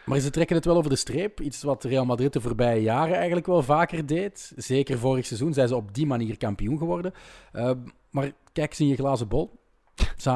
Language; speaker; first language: Dutch; native; Dutch